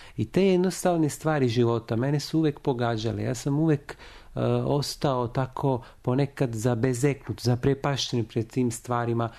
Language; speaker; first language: Serbian; non-native, fluent; Italian